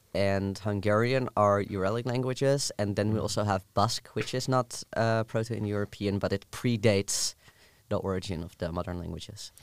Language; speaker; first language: English; non-native, fluent; Dutch